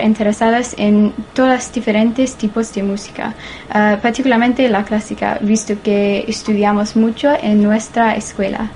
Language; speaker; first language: Spanish; non-native, learner; English